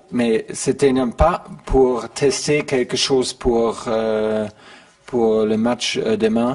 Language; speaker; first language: French; non-native, learner; German